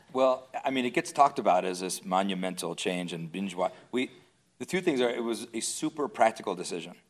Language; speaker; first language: English; native; English